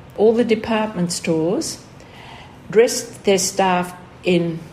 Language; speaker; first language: English; early bilingual, other home language; Greek